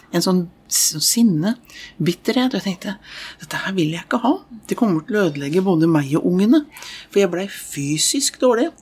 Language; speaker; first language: Norwegian; native; Norwegian